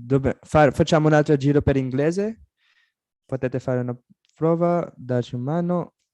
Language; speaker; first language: Italian; non-native, fluent; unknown